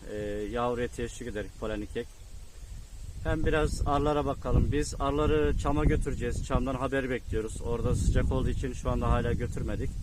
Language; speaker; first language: Turkish; native; Turkish